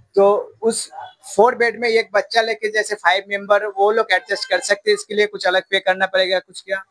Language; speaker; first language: Hindi; non-native, local second language; Bangla